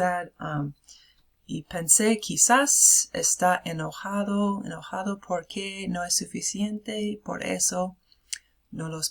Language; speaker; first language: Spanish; non-native, fluent; English